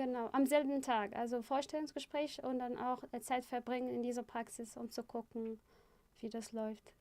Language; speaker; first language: German; non-native, fluent; Arabic